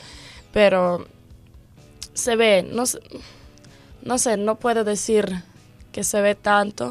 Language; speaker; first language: Spanish; non-native, learner; Croatian